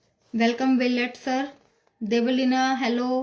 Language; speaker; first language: Hindi; native; Hindi